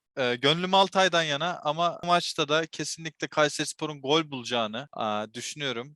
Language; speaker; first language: Turkish; native; Turkish